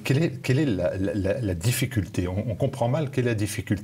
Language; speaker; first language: French; native; French